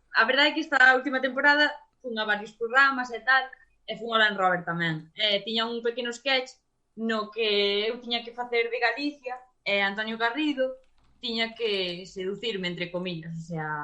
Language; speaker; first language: Galician; native; Galician